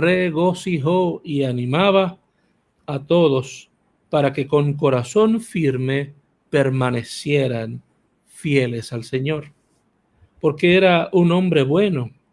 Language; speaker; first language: Spanish; native; Spanish